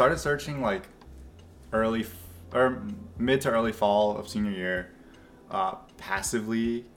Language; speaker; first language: English; native; English